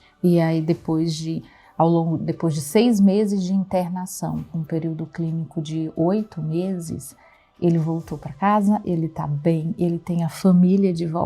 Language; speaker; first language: Portuguese; native; Portuguese